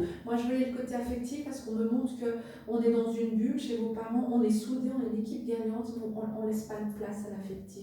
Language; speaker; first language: French; native; French